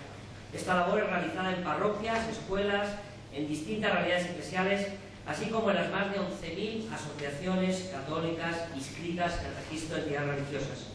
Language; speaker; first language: Spanish; native; Spanish